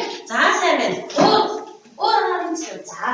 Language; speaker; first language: Mongolian; native; Mongolian